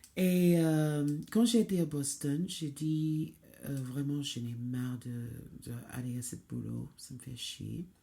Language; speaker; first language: French; non-native, fluent; English